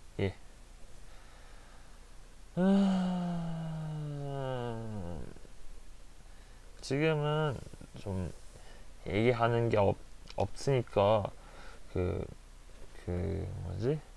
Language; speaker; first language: Korean; non-native, learner; Japanese